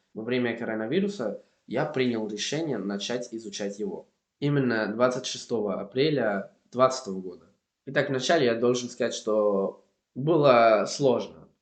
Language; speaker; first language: Russian; non-native, fluent; Spanish